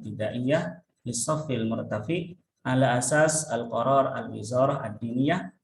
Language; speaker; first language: Arabic; non-native, fluent; Indonesian